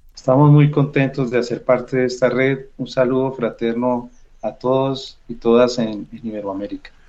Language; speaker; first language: Spanish; native; Spanish